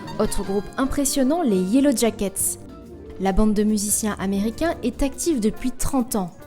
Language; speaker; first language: French; native; French